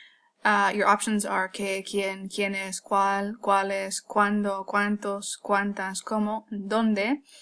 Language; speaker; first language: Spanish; non-native, fluent; English